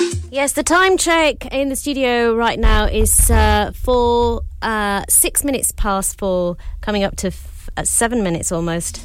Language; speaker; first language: English; early bilingual, other home language; Urdu